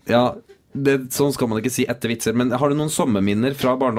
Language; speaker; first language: Norwegian; native; Norwegian